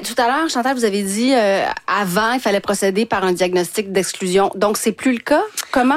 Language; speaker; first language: French; native; French